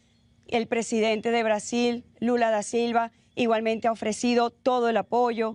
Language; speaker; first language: Spanish; native; Spanish